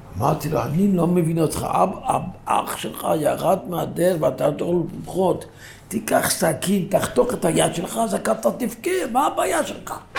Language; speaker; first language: Hebrew; non-native, local second language; Yiddish